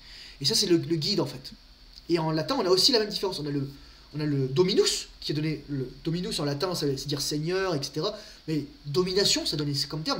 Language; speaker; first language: French; native; French